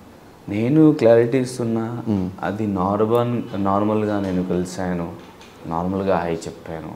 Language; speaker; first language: Telugu; non-native, learner; Hindi